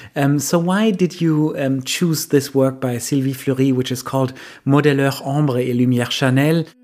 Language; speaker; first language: English; non-native, fluent; German